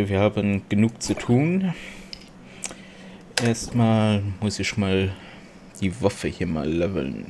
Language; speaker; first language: German; non-native, local second language; Luxembourgish